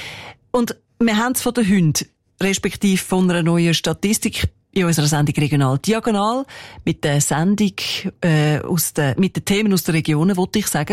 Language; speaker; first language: German; native; German